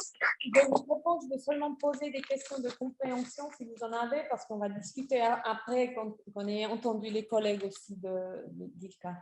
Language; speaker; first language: French; non-native, fluent; German